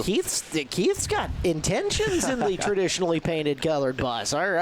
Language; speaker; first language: English; native; English